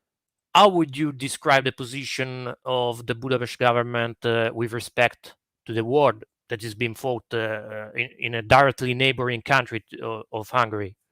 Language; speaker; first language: English; non-native, fluent; Italian